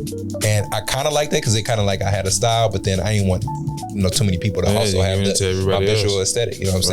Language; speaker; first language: English; native; English